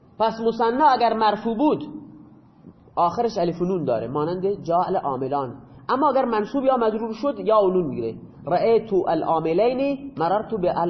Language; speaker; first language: Persian; non-native, local second language; Baluchi